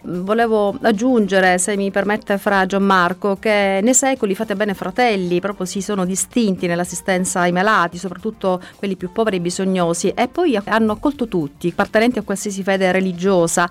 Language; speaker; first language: Italian; native; Italian